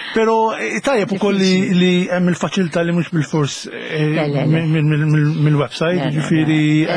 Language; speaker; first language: Maltese; native; Maltese